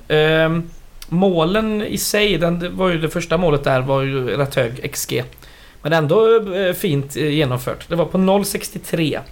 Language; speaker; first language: Swedish; native; Swedish